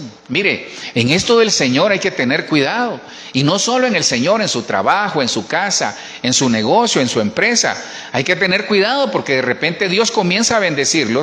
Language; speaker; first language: Spanish; native; Spanish